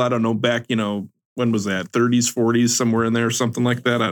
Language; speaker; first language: English; native; English